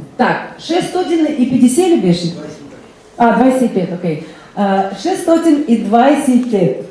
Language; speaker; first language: Bulgarian; early bilingual, heritage; Bulgarian